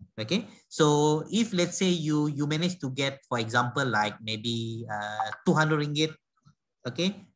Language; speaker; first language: English; non-native, local second language; Malay